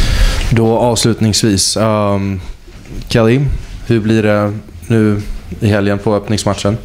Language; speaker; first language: Swedish; native; Swedish